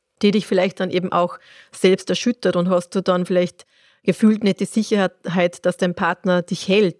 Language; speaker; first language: German; native; German